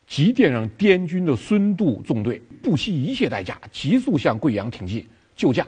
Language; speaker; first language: Chinese; native; Chinese